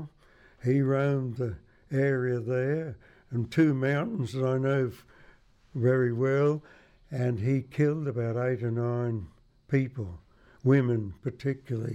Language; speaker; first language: English; native; English